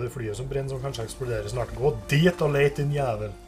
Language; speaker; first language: Norwegian; native; Norwegian